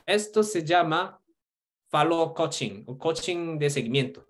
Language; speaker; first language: Spanish; non-native, fluent; Korean